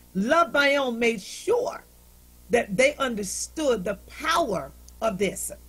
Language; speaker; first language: English; native; English